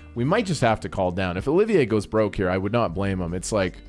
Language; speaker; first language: English; native; English